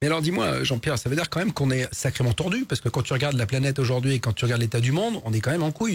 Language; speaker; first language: French; native; French